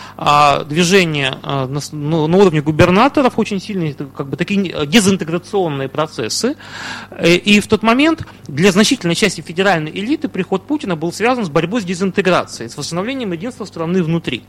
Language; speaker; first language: Russian; native; Russian